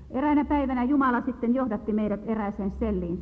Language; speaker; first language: Finnish; native; Finnish